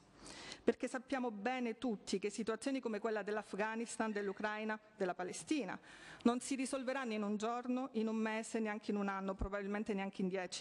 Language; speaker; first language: Italian; native; Italian